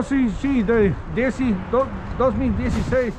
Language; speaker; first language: Spanish; non-native, learner; Polish